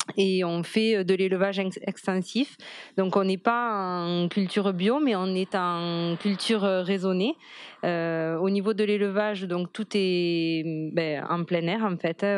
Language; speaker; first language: French; native; French